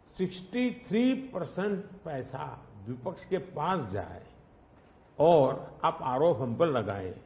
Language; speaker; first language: Hindi; non-native, local second language; Gujarati